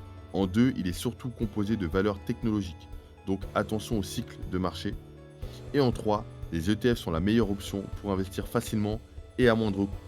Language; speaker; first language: French; native; French